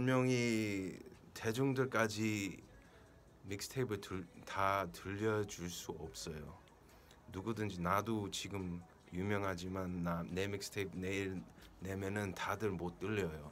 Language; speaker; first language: Korean; early bilingual, heritage; Korean